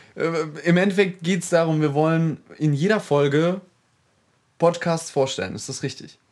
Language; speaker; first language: German; early bilingual, other home language; Russian